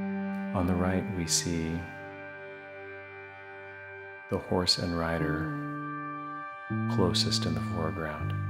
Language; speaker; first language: English; native; English